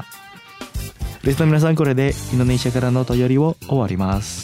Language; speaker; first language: Japanese; non-native, fluent; Indonesian